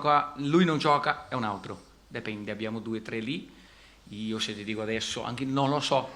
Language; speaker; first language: Italian; non-native, fluent; Portuguese